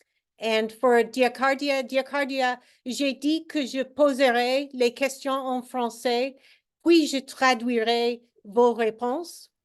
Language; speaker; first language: French; non-native, fluent; English